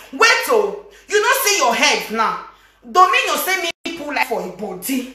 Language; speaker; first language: English; non-native, local second language; Bini